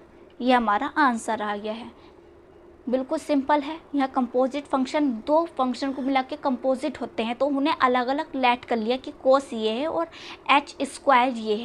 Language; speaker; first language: Hindi; native; Hindi